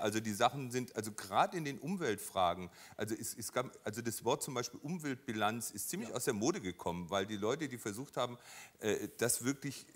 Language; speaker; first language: German; native; German